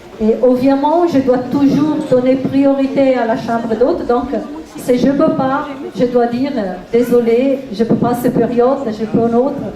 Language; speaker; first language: French; non-native, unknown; Italian